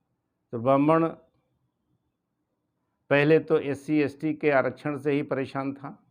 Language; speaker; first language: Hindi; native; Hindi